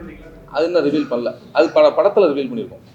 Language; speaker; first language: Tamil; native; Tamil